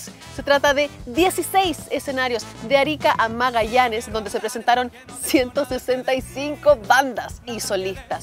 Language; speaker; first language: Spanish; native; Spanish